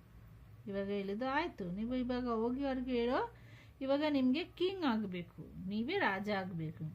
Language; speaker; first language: Kannada; non-native, local second language; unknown